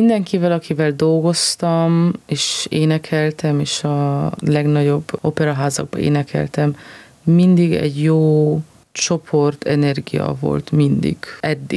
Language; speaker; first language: Hungarian; early bilingual, heritage; Hungarian